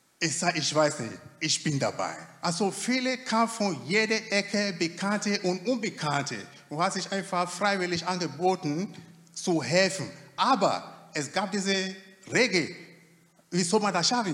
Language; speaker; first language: German; non-native, fluent; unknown